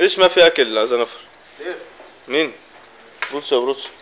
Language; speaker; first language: Arabic; non-native, learner; Tamil